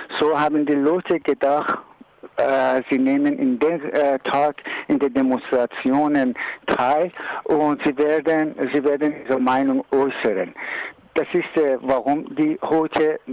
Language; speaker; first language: German; non-native, learner; Persian